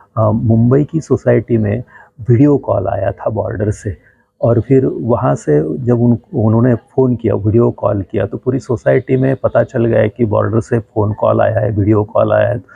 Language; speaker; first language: Hindi; non-native, local second language; Gujarati